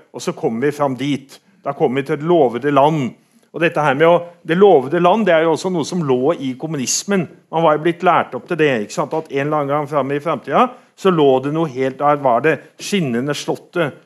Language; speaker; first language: Norwegian; native; Norwegian